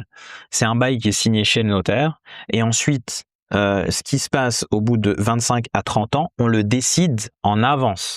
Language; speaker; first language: French; native; French